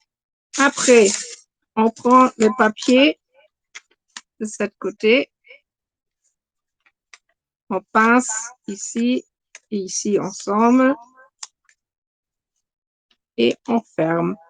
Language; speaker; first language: French; non-native, fluent; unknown